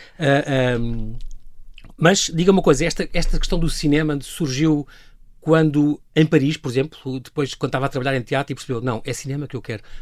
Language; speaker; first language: Portuguese; native; Portuguese